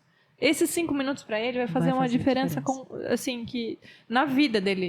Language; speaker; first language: Portuguese; native; Portuguese